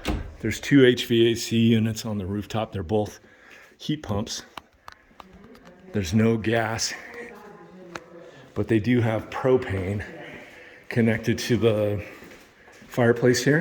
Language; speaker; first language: English; native; English